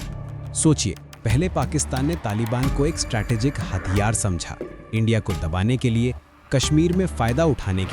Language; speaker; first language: Hindi; native; Hindi